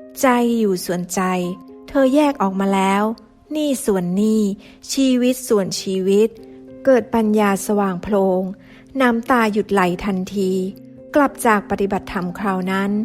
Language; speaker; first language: Thai; native; Thai